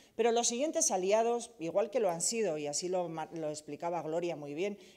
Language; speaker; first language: Spanish; native; Spanish